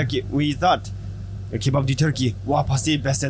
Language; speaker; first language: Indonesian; non-native, fluent; Japanese